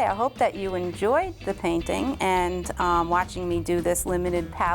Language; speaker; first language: English; native; English